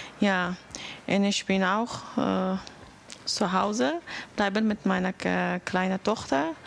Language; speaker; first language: German; non-native, learner; Persian